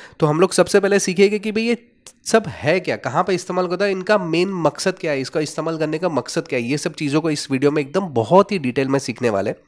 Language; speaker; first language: Hindi; non-native, local second language; Gujarati